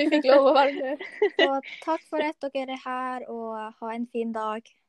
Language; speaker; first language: Norwegian; non-native, learner; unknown